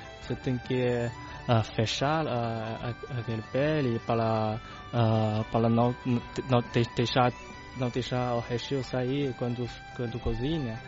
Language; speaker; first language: Portuguese; non-native, learner; Chinese